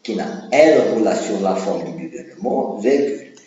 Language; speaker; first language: French; non-native, local second language; Arabic